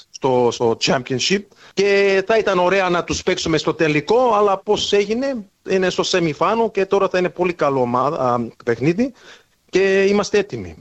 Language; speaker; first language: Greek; early bilingual, heritage; English